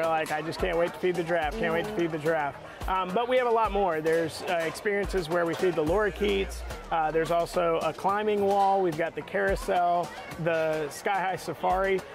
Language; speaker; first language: English; native; English